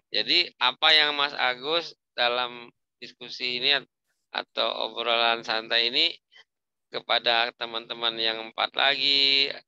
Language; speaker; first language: Indonesian; native; Indonesian